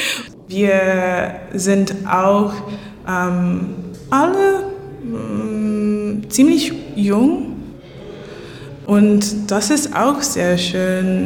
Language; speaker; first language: German; non-native, learner; English